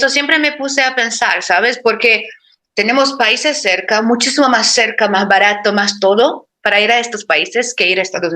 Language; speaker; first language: Spanish; non-native, fluent; Portuguese